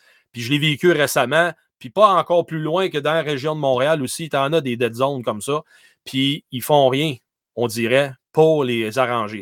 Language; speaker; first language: French; native; French